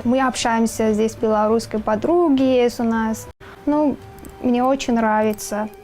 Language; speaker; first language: Russian; non-native, learner; Turkmen